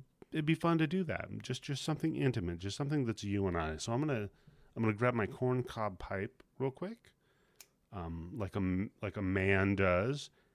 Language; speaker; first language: English; native; English